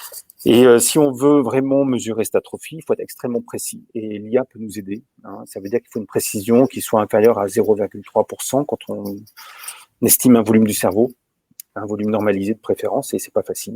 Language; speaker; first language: French; native; French